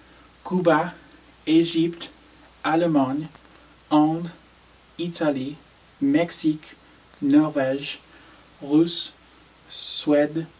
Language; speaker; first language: French; non-native, learner; English